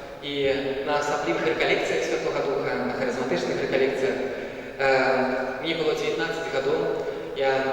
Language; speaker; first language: Belarusian; native; Belarusian